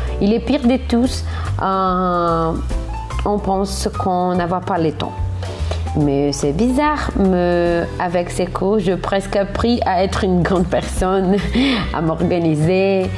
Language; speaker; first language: French; non-native, learner; Portuguese